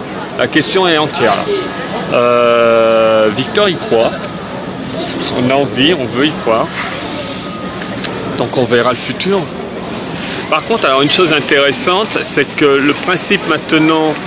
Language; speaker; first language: French; native; French